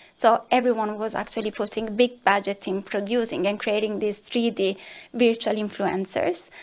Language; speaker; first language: English; non-native, fluent; Italian